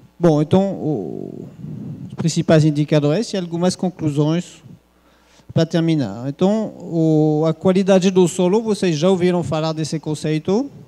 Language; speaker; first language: Portuguese; non-native, fluent; French